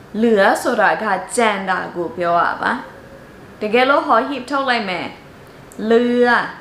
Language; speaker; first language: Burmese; early bilingual, heritage; Burmese